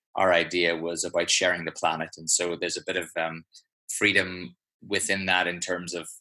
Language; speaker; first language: English; native; English